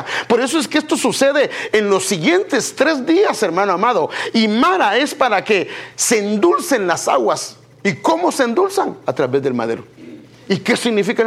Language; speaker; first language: Spanish; native; Spanish